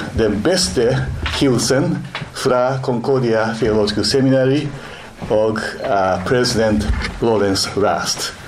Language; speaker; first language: Swedish; non-native, learner; Japanese